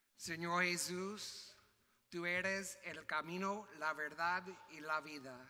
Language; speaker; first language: Spanish; non-native, learner; English